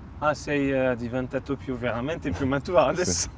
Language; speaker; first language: Italian; non-native, fluent; French